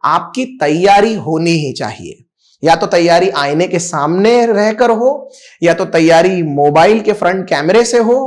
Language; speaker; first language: Hindi; non-native, local second language; Marathi